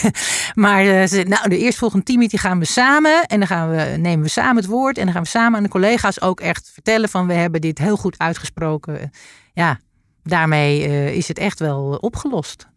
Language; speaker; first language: Dutch; native; Dutch